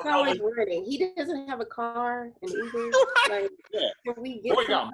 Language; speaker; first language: English; native; English